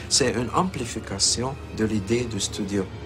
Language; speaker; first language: French; non-native, fluent; Hungarian